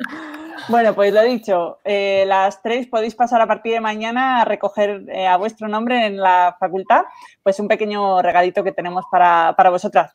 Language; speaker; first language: Spanish; native; Spanish